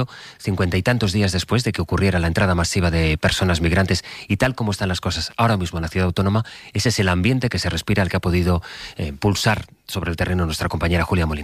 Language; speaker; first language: Spanish; native; Spanish